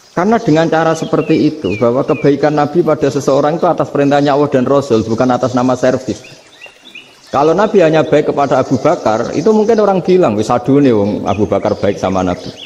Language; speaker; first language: Indonesian; non-native, local second language; Javanese